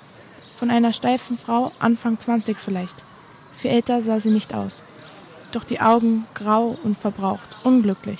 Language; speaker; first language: German; native; German